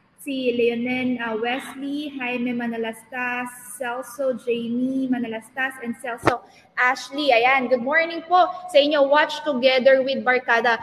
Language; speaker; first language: Filipino; non-native, local second language; Pampanga